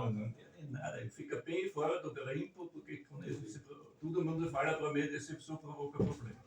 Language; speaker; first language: Portuguese; non-native, learner; German